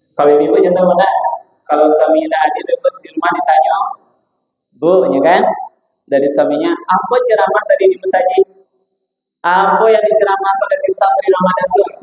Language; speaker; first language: Indonesian; non-native, local second language; Minangkabau